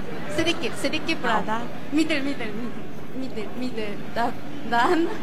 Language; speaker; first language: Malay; non-native, fluent; Korean